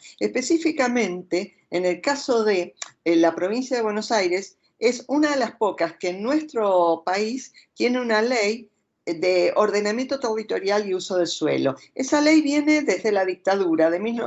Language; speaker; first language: Spanish; native; Spanish